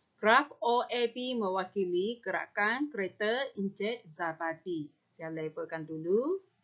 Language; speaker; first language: Malay; non-native, local second language; Chinese